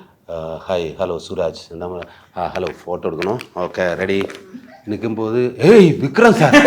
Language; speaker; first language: Tamil; non-native, learner; Malayalam